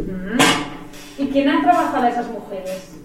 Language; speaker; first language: Spanish; native; Spanish